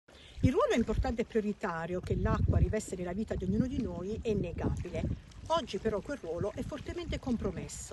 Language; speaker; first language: Italian; native; Italian